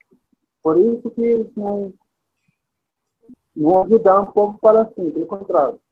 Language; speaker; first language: Portuguese; non-native, fluent; Arabic